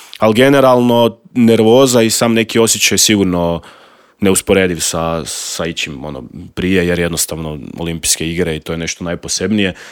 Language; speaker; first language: Croatian; native; Croatian